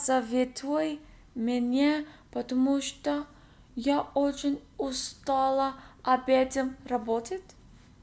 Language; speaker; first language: Russian; non-native, learner; English